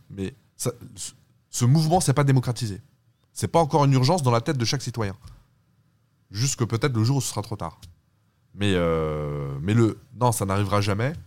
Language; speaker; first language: French; early bilingual, other home language; Turkish